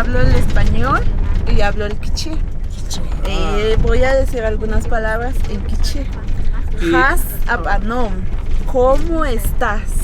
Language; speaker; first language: Spanish; non-native, local second language; Kʼicheʼ